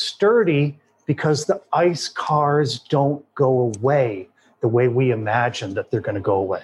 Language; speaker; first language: English; native; English